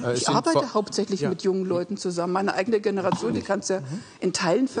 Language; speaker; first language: German; native; German